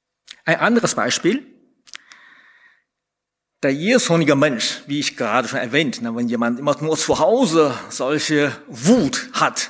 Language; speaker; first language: German; non-native, fluent; Chinese